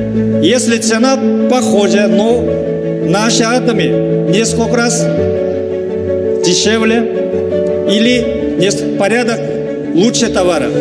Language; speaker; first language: Russian; non-native, learner; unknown